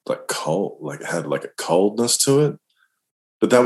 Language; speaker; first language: English; native; English